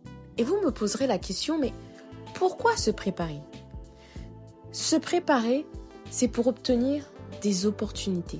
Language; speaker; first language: French; native; French